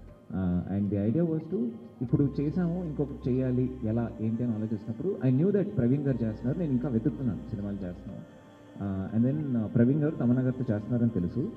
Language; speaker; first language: Telugu; native; Telugu